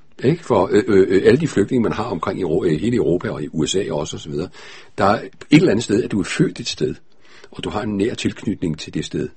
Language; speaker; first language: Danish; native; Danish